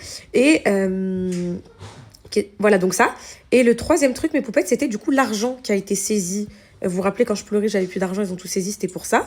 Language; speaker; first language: French; native; French